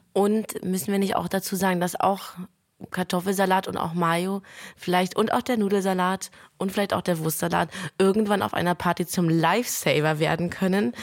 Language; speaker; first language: German; non-native, fluent; Lithuanian